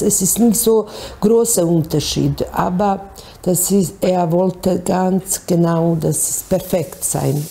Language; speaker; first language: German; non-native, learner; Bosnian